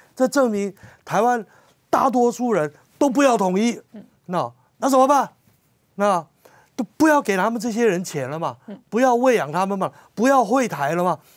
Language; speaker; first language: Chinese; native; Chinese